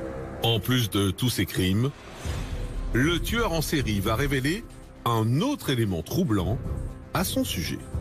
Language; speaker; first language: French; native; French